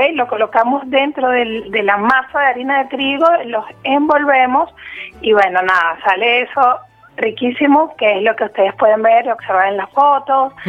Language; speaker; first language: Spanish; native; Spanish